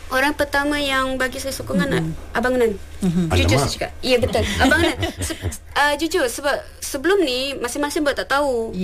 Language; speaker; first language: Malay; non-native, local second language; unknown